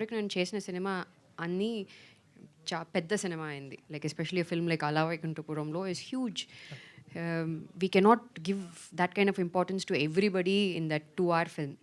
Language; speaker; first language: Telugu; non-native, fluent; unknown